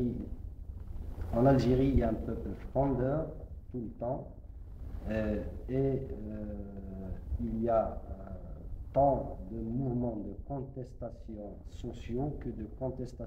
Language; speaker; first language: French; non-native, local second language; Kabyle